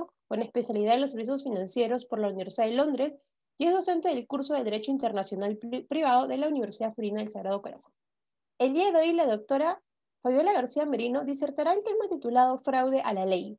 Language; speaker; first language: Spanish; native; Spanish